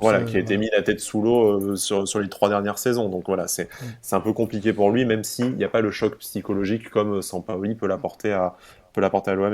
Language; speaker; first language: French; native; French